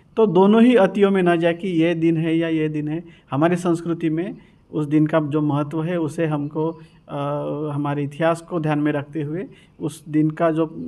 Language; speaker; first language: Hindi; non-native, local second language; Marathi